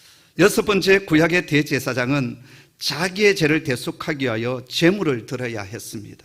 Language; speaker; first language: Korean; native; Korean